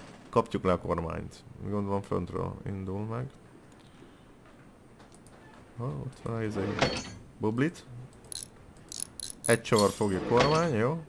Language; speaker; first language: Hungarian; native; Hungarian